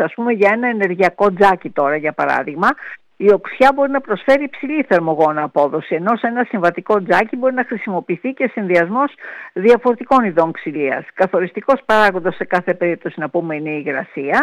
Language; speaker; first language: Greek; native; Greek